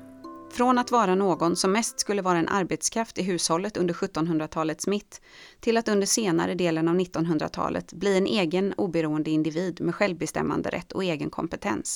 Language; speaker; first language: Swedish; native; Swedish